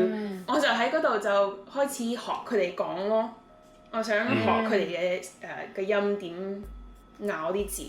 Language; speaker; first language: Cantonese; early bilingual, heritage; Cantonese